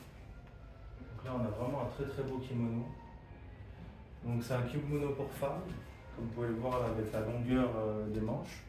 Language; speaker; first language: French; native; French